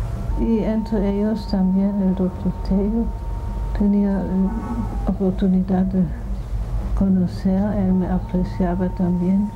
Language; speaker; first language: Spanish; non-native, fluent; German